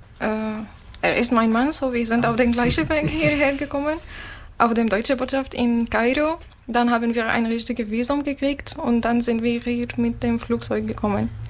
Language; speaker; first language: German; non-native, learner; Arabic